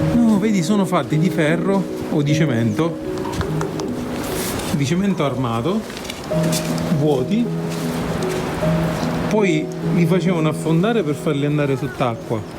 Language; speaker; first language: Italian; native; Italian